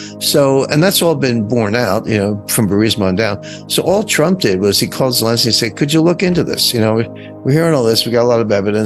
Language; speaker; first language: English; native; English